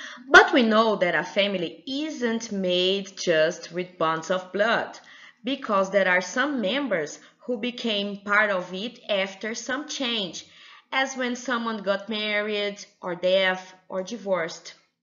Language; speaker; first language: English; non-native, fluent; Portuguese